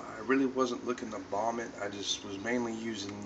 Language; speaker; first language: English; native; English